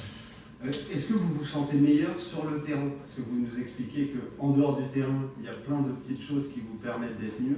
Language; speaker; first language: French; native; French